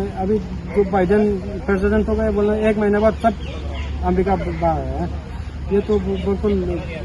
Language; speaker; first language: Hindi; non-native, learner; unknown